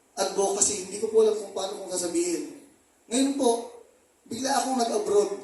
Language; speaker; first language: Filipino; native; Filipino